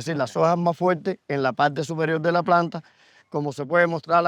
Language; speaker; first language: Spanish; native; Spanish